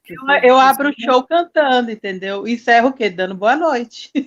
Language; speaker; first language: Portuguese; native; Portuguese